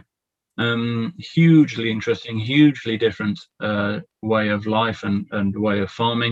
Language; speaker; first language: English; native; English